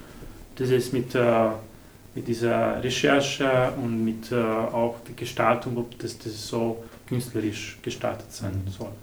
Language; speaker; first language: German; non-native, fluent; Hungarian